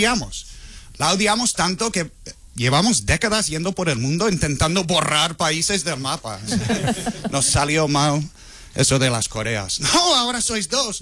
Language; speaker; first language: Spanish; non-native, fluent; English